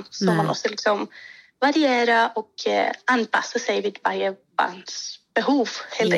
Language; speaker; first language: Swedish; non-native, fluent; Greek